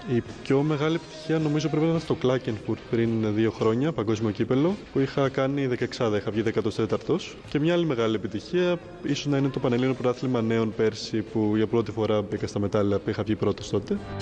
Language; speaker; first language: Greek; native; Greek